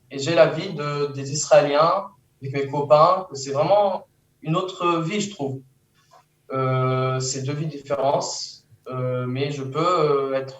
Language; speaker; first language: French; early bilingual, heritage; French